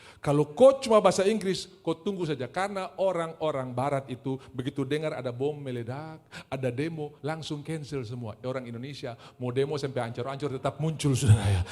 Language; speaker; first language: Indonesian; native; Indonesian